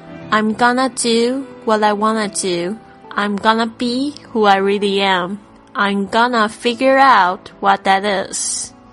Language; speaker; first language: English; non-native, fluent; Chinese